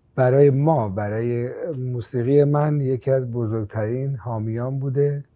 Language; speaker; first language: Persian; non-native, local second language; Armenian